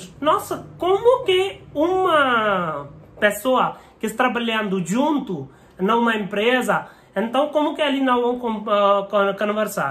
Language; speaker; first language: Portuguese; non-native, learner; Hindi